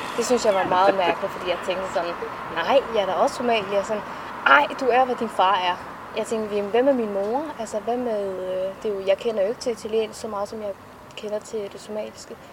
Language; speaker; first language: Danish; early bilingual, other home language; Somali